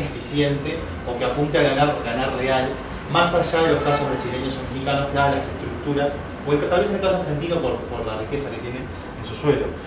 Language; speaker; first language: Spanish; native; Spanish